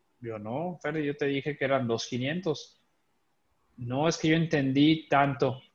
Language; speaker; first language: Spanish; native; Spanish